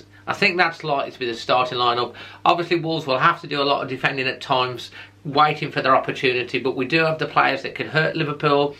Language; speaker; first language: English; native; English